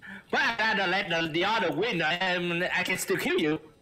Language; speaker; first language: English; non-native, learner; Vietnamese